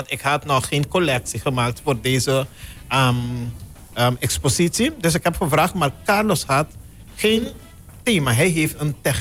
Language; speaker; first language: Dutch; non-native, local second language; Papiamento